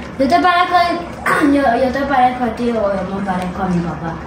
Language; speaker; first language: Chinese; early bilingual, heritage; Spanish